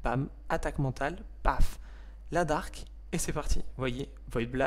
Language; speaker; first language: French; native; French